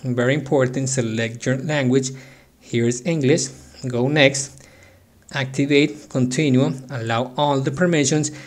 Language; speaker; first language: English; non-native, fluent; Spanish